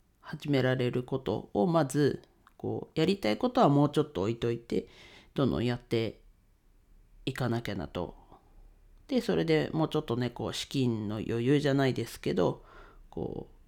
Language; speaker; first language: Japanese; native; Japanese